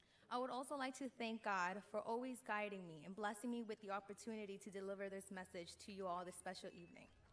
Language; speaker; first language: English; early bilingual, other home language; Spanish